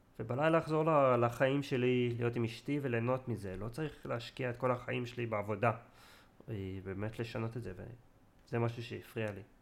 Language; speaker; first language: Hebrew; native; Hebrew